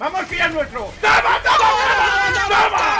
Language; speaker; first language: Spanish; native; Spanish